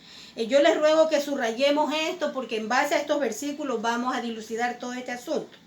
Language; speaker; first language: Spanish; native; Spanish